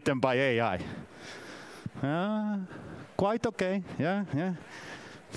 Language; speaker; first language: English; non-native, fluent; Finnish